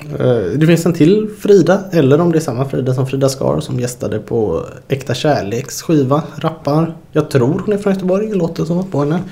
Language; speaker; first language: Swedish; native; Swedish